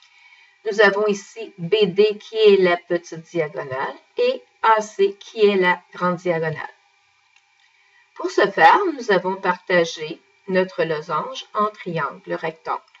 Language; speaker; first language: French; native; French